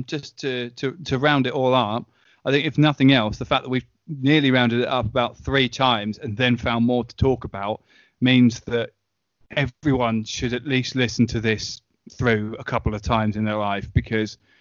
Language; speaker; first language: English; native; English